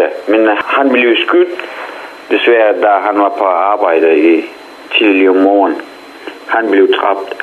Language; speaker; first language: Danish; non-native, fluent; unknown